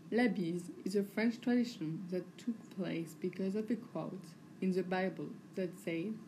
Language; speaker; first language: English; non-native, learner; French